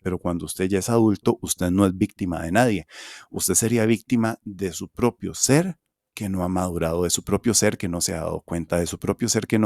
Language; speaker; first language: Spanish; native; Spanish